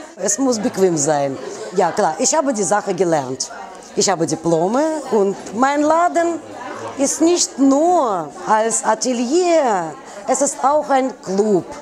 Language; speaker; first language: German; non-native, fluent; Russian